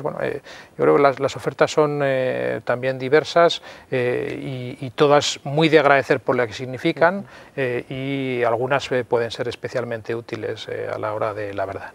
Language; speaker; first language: Spanish; native; Spanish